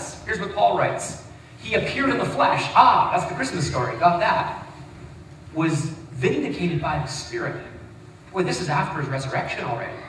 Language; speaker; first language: English; native; English